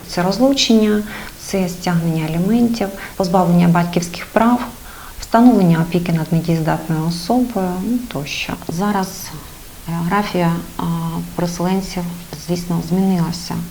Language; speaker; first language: Ukrainian; native; Ukrainian